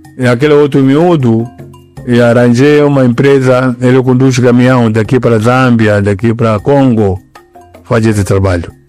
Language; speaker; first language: Portuguese; non-native, local second language; Yao